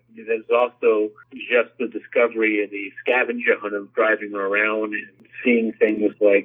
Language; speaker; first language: English; native; English